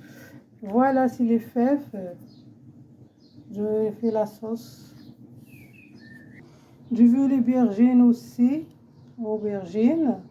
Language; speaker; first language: French; non-native, learner; Arabic